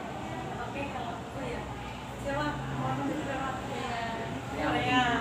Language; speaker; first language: Indonesian; native; Indonesian